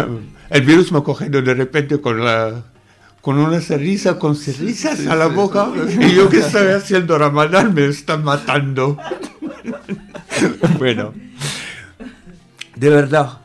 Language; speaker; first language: Spanish; non-native, fluent; Arabic